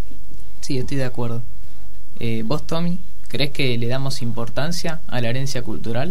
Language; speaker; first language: Spanish; native; Spanish